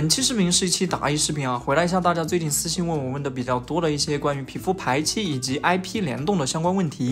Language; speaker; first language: Chinese; native; Chinese